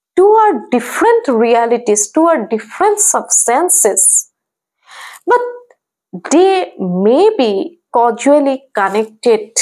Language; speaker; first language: English; non-native, local second language; Assamese